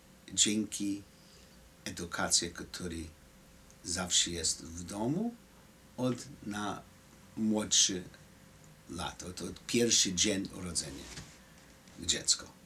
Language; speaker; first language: Polish; non-native, fluent; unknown